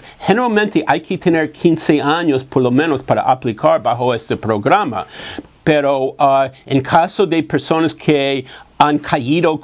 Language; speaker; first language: Spanish; non-native, fluent; English